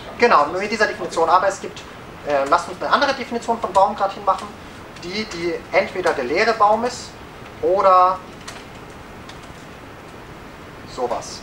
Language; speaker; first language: German; native; German